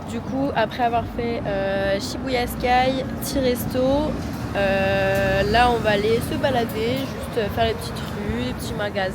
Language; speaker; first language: French; native; French